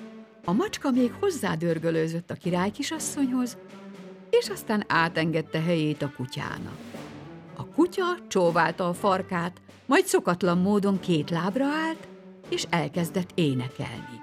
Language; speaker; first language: Hungarian; native; Hungarian